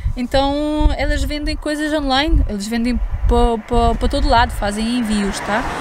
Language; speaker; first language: Portuguese; non-native, fluent; Ukrainian